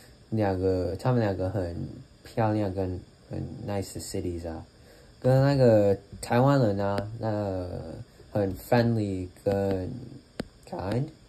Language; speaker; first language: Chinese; early bilingual, heritage; English